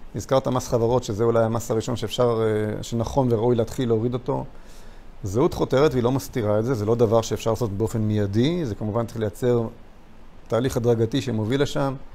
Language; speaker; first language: Hebrew; native; Hebrew